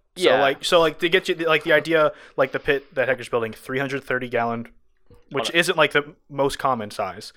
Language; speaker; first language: English; native; English